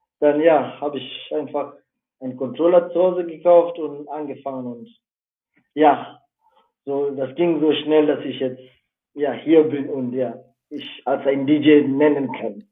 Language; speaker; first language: German; non-native, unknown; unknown